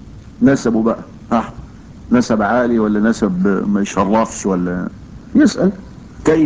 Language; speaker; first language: Arabic; native; Arabic